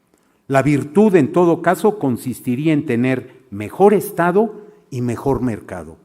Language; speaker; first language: Spanish; native; Spanish